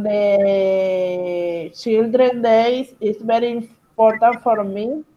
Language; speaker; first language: English; non-native, learner; Spanish